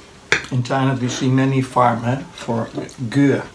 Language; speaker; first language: English; non-native, learner; Dutch